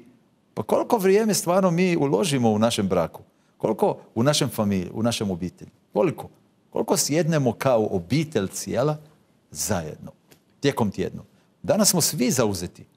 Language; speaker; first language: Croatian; non-native, fluent; Hebrew